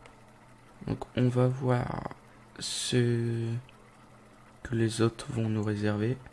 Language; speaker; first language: French; native; French